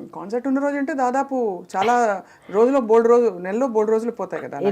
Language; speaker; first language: Telugu; native; Telugu